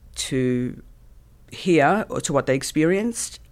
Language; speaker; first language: English; native; English